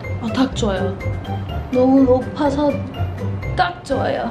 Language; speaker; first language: Korean; non-native, fluent; English